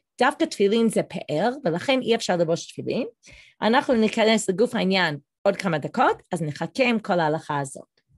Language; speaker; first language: Hebrew; non-native, fluent; English